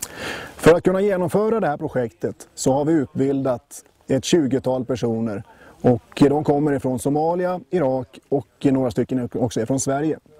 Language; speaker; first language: Swedish; native; Swedish